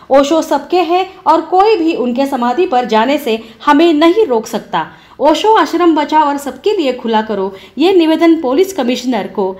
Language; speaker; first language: Hindi; non-native, local second language; Marathi